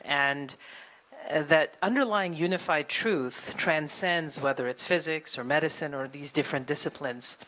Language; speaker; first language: English; native; English